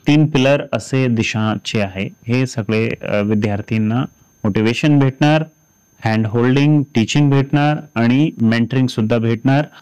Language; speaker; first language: Marathi; non-native, fluent; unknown